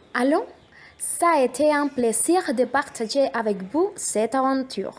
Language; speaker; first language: French; non-native, learner; Spanish